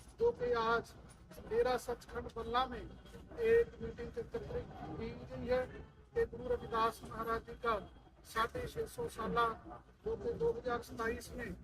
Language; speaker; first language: Hindi; non-native, local second language; Punjabi